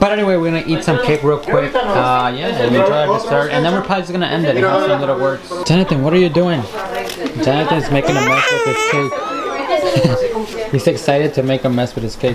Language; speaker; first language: English; early bilingual, other home language; Spanish